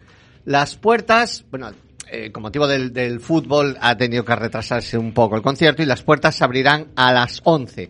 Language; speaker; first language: Spanish; native; Spanish